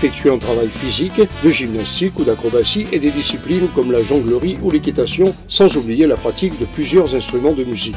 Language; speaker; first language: French; native; French